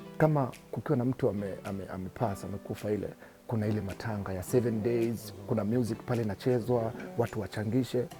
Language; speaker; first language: Swahili; native; Swahili